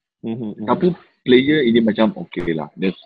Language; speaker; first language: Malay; non-native, local second language; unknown